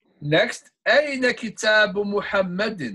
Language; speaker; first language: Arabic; non-native, fluent; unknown